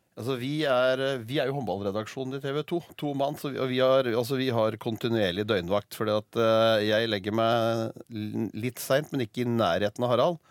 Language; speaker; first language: Norwegian; native; Norwegian